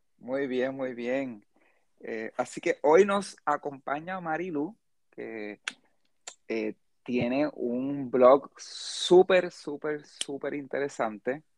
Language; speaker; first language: Spanish; early bilingual, heritage; Spanish